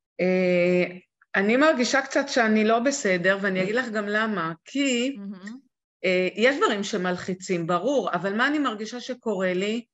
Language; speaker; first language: Hebrew; native; Hebrew